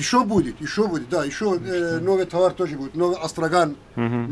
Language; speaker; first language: Russian; non-native, learner; Turkish